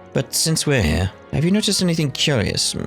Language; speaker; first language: English; native; English